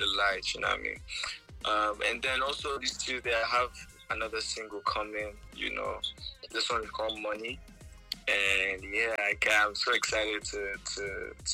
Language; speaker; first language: English; non-native, local second language; Yoruba